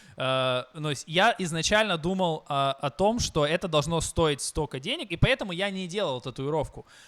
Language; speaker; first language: Russian; native; Russian